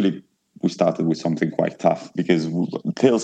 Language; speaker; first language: English; non-native, fluent; Italian